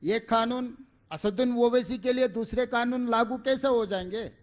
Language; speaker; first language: Hindi; non-native, local second language; Telugu